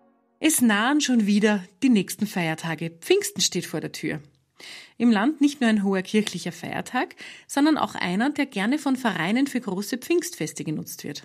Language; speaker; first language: German; native; German